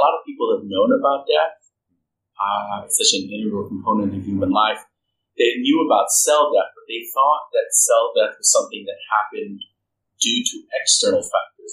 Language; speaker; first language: English; non-native, local second language; Filipino